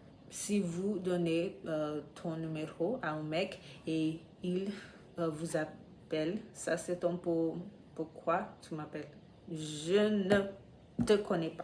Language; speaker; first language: French; non-native, learner; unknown